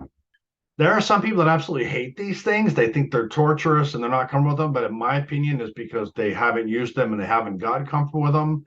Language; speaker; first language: English; native; English